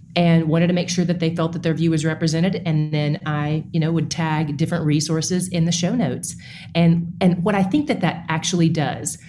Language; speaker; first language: English; native; English